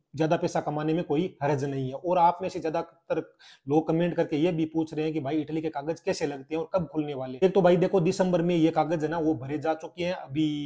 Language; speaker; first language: Hindi; native; Hindi